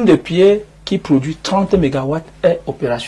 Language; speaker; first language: French; native; French